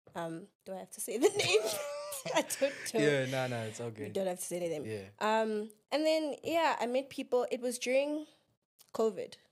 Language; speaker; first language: English; non-native, local second language; Xhosa